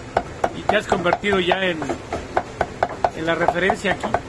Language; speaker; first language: Spanish; native; Spanish